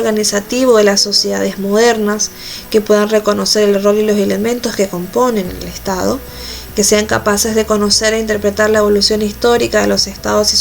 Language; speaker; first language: Spanish; native; Spanish